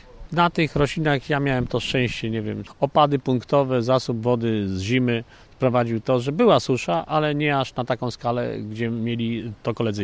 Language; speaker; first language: Polish; native; Polish